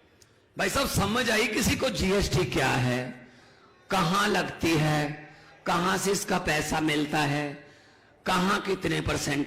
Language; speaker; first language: Hindi; non-native, local second language; Punjabi